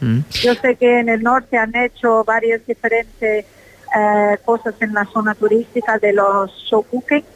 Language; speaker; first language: Spanish; non-native, fluent; English